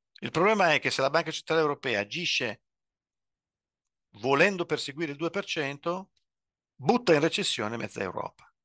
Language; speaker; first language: Italian; native; Italian